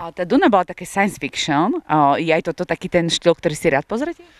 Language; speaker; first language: Slovak; native; Slovak